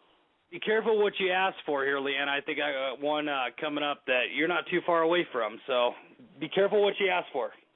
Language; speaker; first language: English; native; English